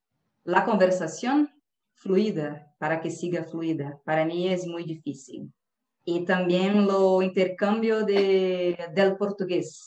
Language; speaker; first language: Spanish; non-native, learner; Portuguese